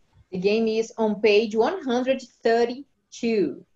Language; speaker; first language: English; non-native, fluent; Portuguese